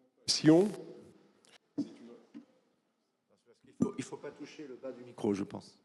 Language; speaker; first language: French; native; French